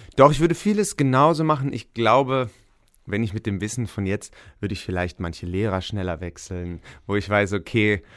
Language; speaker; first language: German; native; German